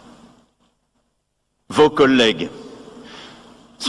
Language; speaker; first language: French; native; French